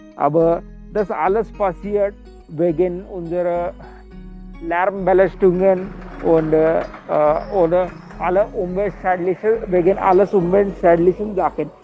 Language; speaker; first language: German; non-native, learner; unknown